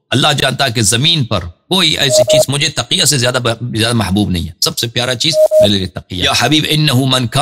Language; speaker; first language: Urdu; non-native, fluent; Persian